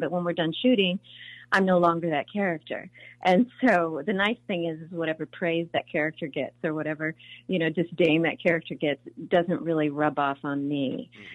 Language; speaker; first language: English; native; English